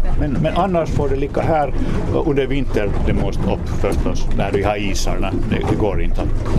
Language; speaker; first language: Swedish; non-native, local second language; Finnish